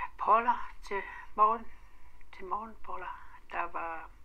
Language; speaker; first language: Danish; non-native, local second language; Kalaallisut